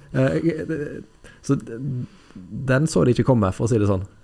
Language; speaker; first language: Norwegian; native; Norwegian